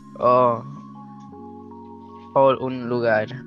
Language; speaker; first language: Spanish; early bilingual, heritage; Spanish